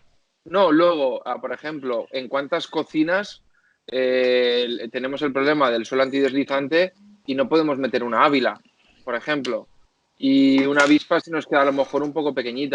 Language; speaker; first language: Spanish; native; Spanish